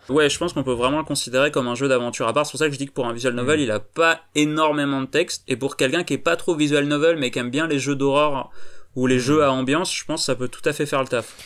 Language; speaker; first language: French; native; French